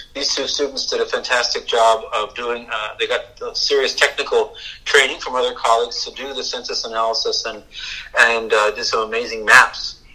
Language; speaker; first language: English; native; English